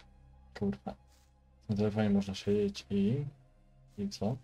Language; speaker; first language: Polish; native; Polish